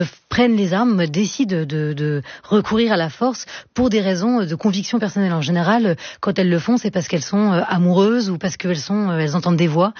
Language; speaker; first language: French; native; French